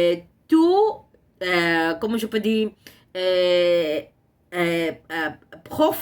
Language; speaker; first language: French; non-native, learner; Portuguese